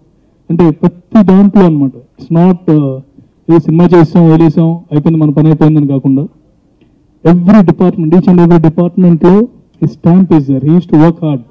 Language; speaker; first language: Telugu; native; Telugu